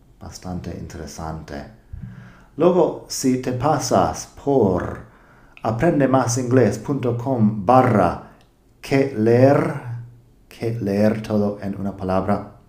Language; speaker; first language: Spanish; non-native, fluent; English